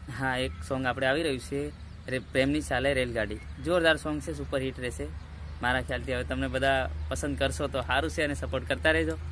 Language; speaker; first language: Gujarati; non-native, local second language; Bhili